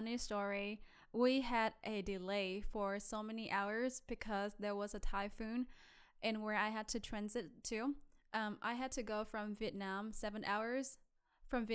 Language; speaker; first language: English; non-native, fluent; Vietnamese